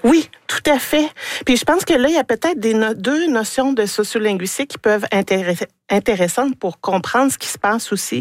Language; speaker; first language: French; native; French